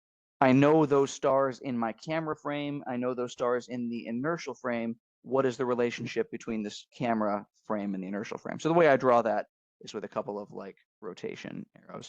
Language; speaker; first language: English; native; English